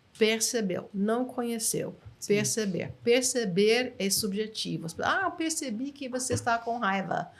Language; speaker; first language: Portuguese; non-native, fluent; English